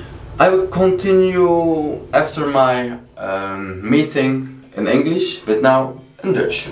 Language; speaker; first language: English; non-native, fluent; Dutch